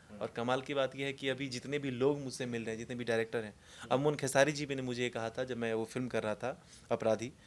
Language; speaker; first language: Hindi; non-native, local second language; Maithili